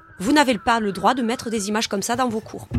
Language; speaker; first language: French; native; French